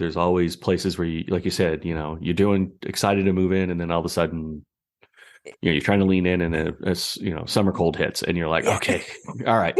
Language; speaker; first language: English; native; English